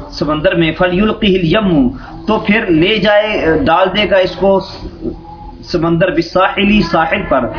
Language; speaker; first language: Urdu; native; Urdu